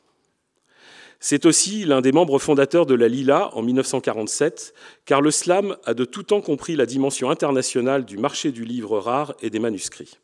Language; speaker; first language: French; native; French